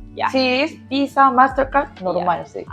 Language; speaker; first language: Spanish; non-native, learner; Korean